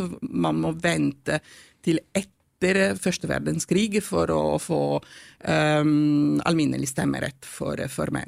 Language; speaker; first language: Norwegian; non-native, fluent; Italian